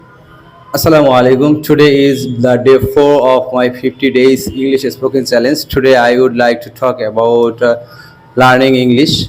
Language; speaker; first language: English; non-native, learner; Bangla